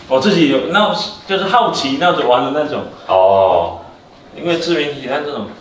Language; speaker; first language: Chinese; native; Chinese